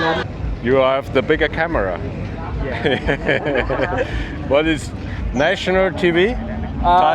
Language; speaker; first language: English; non-native, fluent; German